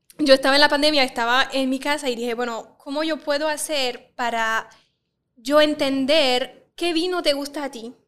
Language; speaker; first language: Spanish; non-native, fluent; French